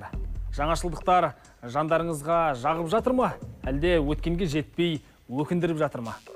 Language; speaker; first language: Kazakh; native; Kazakh